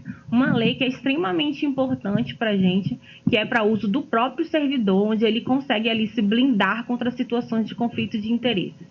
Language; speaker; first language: Portuguese; native; Portuguese